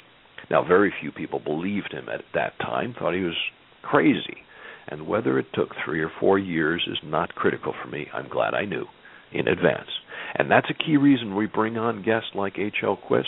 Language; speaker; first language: English; native; English